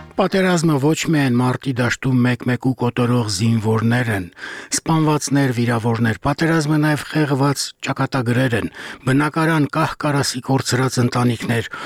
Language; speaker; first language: Armenian; native; Armenian